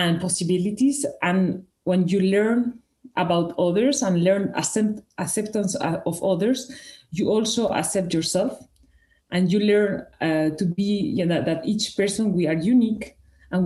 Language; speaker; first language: English; non-native, fluent; Spanish